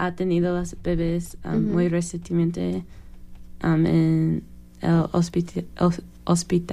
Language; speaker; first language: Spanish; non-native, learner; English